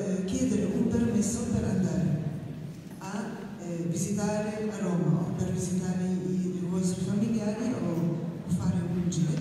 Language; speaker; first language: Italian; non-native, fluent; Arabic